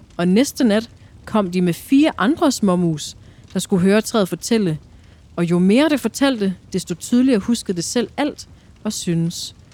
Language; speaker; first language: Danish; native; Danish